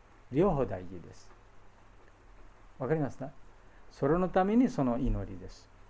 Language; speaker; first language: Japanese; non-native, fluent; Bangla